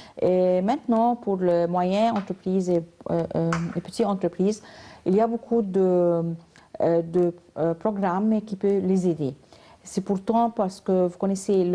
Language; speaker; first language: French; non-native, learner; Arabic